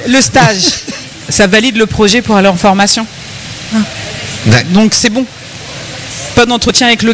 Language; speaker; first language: French; native; French